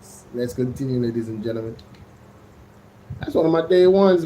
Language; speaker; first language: English; native; English